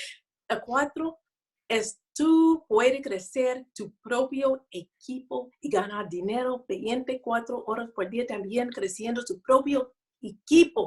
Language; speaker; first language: Spanish; non-native, learner; English